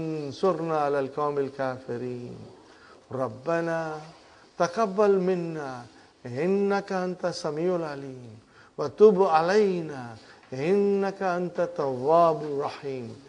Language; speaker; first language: Arabic; non-native, fluent; English